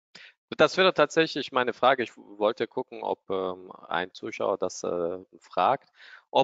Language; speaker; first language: German; native; German